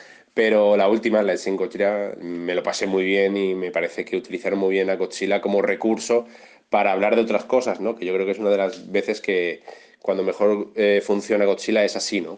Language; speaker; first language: Spanish; native; Spanish